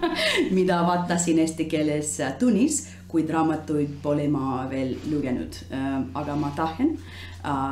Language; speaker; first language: Estonian; non-native, learner; English